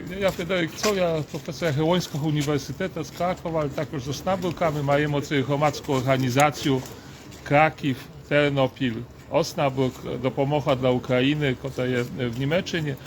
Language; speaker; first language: Ukrainian; non-native, learner; Polish